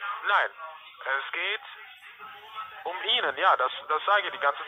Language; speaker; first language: German; non-native, fluent; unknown